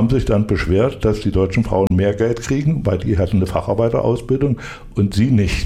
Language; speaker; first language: German; native; German